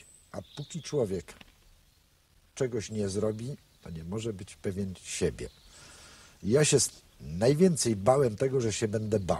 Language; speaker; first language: Polish; native; Polish